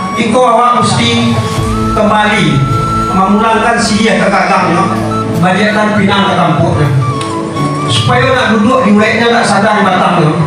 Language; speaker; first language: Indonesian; non-native, local second language; Minangkabau